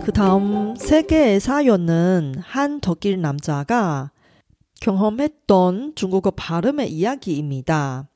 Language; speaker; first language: Korean; non-native, fluent; Chinese